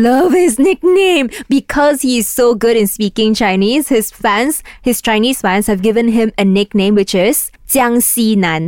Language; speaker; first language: English; non-native, local second language; Cantonese